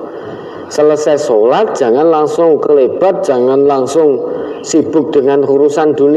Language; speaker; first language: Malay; non-native, local second language; Javanese